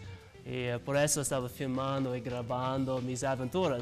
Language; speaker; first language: Spanish; non-native, learner; English